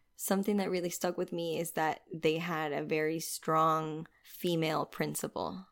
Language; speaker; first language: English; non-native, fluent; Spanish